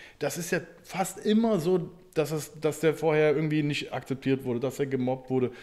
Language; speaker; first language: German; native; German